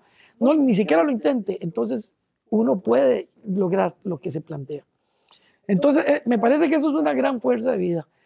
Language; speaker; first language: Spanish; native; Spanish